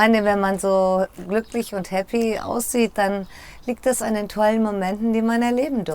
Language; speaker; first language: German; native; German